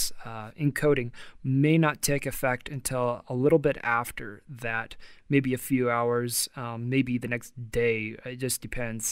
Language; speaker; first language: English; native; English